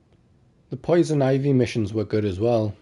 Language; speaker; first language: English; native; English